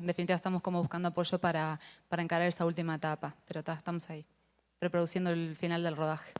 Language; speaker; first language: Spanish; native; Spanish